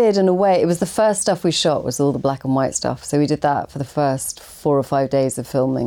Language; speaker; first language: English; native; English